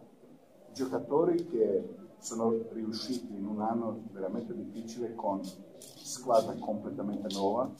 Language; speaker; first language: Italian; non-native, fluent; Croatian